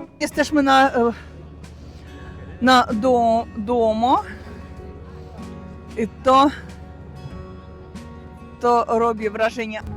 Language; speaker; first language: Polish; non-native, learner; Russian